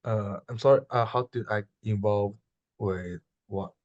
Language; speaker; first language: English; non-native, learner; Chinese